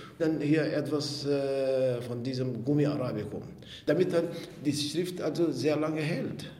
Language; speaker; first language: German; non-native, fluent; Arabic